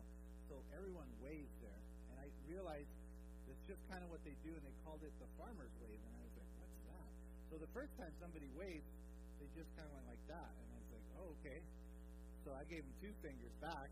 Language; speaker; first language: English; native; English